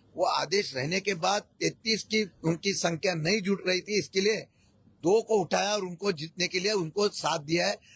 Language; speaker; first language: Hindi; non-native, local second language; Marathi